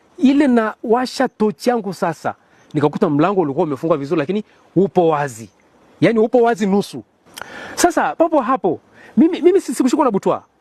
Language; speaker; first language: Swahili; native; Swahili